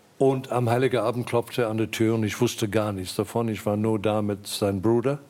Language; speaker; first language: German; non-native, fluent; English